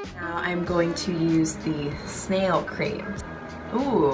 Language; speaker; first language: English; native; English